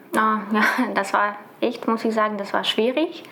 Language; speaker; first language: German; non-native, fluent; Russian